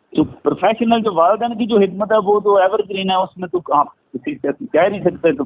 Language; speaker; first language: Urdu; non-native, local second language; Punjabi